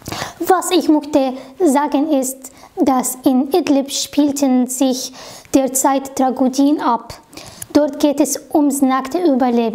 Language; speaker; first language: German; non-native, fluent; Arabic